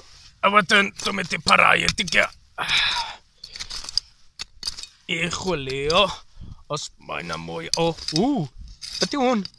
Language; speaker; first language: Welsh; non-native, learner; English